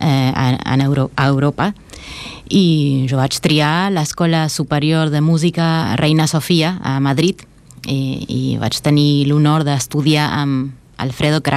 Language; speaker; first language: Catalan; non-native, fluent; Spanish